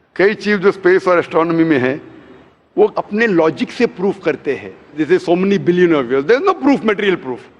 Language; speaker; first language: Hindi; non-native, local second language; Konkani